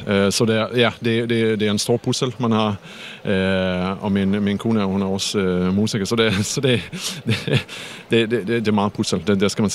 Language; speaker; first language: Danish; non-native, fluent; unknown